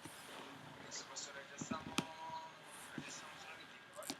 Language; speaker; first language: Spanish; native; Spanish